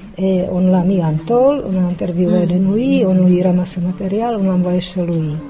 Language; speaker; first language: French; non-native, fluent; Czech